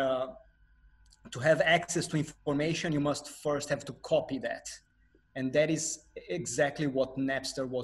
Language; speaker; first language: English; non-native, fluent; Portuguese